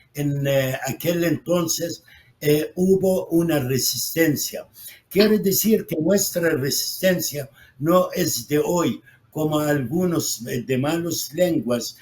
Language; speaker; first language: Spanish; non-native, fluent; Arabic